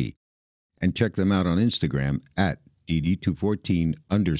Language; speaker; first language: English; native; English